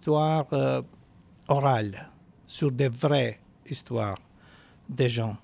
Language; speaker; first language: French; non-native, fluent; Albanian